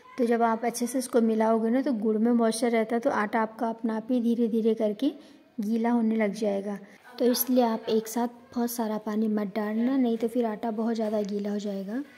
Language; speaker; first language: Hindi; native; Hindi